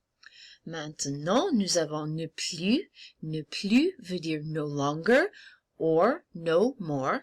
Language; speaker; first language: French; non-native, fluent; English